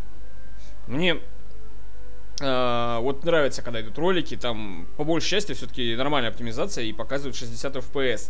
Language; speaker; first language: Russian; native; Russian